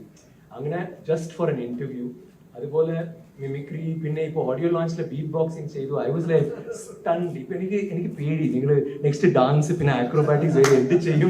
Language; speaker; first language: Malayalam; non-native, learner; Tamil